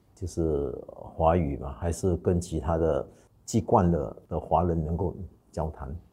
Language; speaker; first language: Chinese; non-native, local second language; Wu Chinese